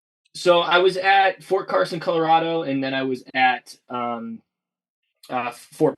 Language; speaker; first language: English; native; English